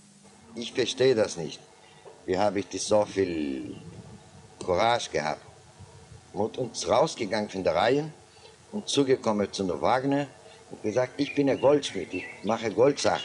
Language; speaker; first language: German; non-native, learner; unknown